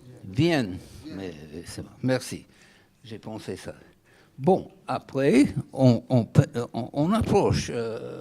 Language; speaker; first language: French; non-native, fluent; English